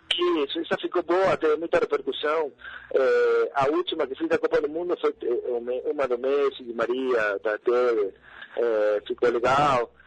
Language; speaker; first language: Portuguese; non-native, fluent; Spanish